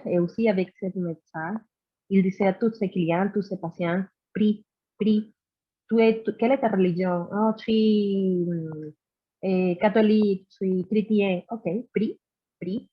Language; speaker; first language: French; non-native, learner; Spanish